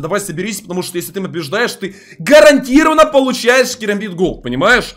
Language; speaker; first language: Russian; native; Russian